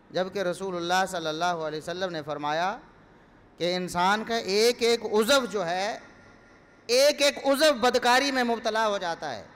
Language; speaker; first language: Urdu; non-native, local second language; Punjabi